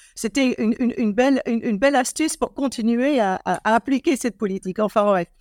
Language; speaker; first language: French; non-native, fluent; Dutch